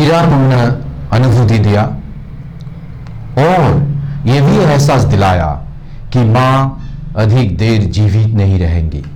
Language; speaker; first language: Hindi; non-native, local second language; Bangla